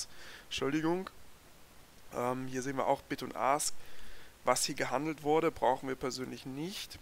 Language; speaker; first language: German; native; German